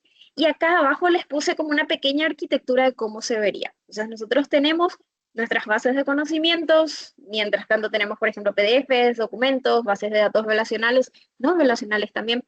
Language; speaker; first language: Spanish; native; Spanish